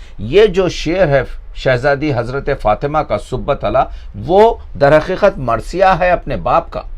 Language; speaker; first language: Urdu; native; Urdu